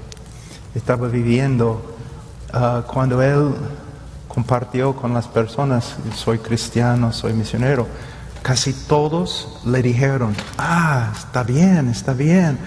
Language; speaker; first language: Spanish; non-native, fluent; English